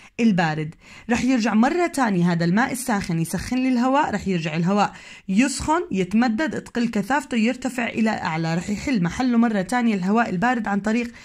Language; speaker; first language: Arabic; native; Arabic